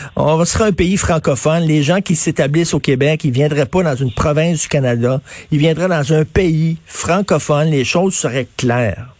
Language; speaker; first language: French; native; French